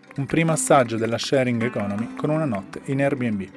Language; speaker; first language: Italian; native; Italian